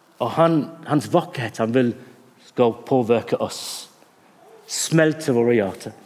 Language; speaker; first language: Norwegian; non-native, fluent; English